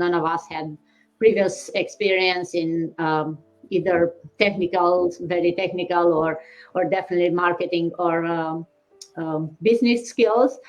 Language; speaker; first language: English; non-native, fluent; Romanian